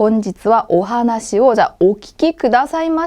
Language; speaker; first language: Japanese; non-native, fluent; Korean